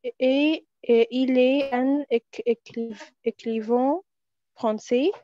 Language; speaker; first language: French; non-native, learner; Arabic